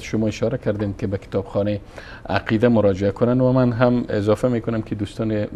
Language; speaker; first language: Persian; native; Persian